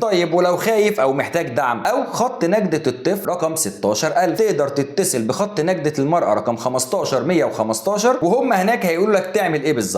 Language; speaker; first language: Arabic; native; Arabic